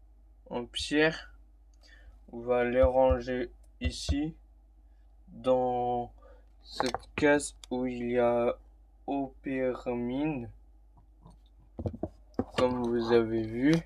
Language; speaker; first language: French; native; French